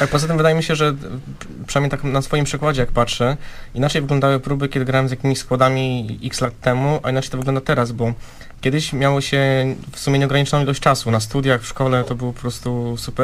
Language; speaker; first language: Polish; native; Polish